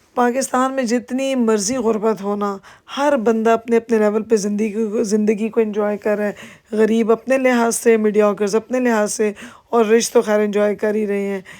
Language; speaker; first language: Urdu; native; Urdu